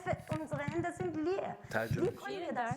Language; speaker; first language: German; non-native, learner; Persian